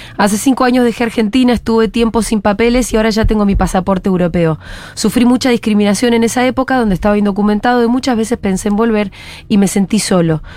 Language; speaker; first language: Spanish; native; Spanish